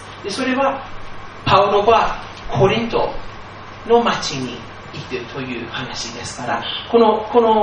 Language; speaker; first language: Japanese; non-native, fluent; English